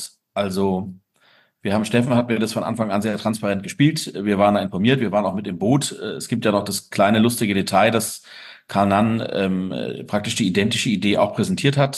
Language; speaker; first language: German; native; German